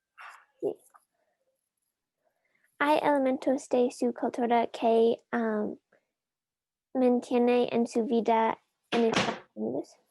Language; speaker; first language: Spanish; non-native, learner; English